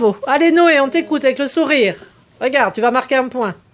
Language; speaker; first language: French; native; French